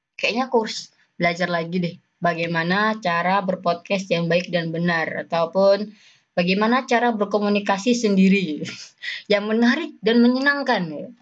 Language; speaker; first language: Indonesian; native; Indonesian